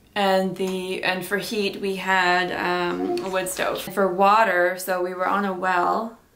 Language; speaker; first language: English; native; English